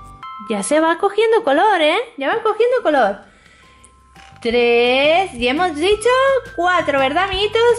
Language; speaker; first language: Spanish; native; Spanish